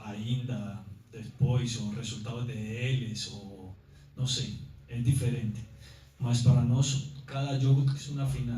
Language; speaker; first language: Portuguese; non-native, learner; Spanish